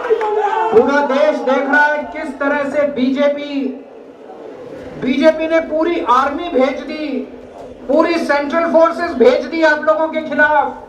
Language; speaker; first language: Hindi; native; Hindi